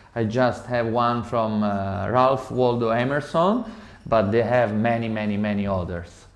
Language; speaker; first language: English; non-native, learner; Italian